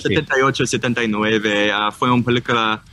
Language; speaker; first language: Spanish; non-native, learner; English